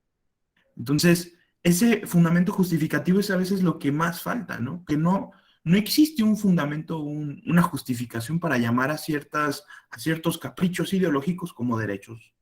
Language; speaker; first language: Spanish; native; Spanish